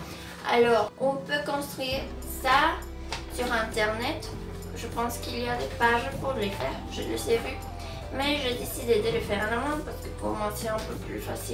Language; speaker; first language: French; non-native, fluent; Spanish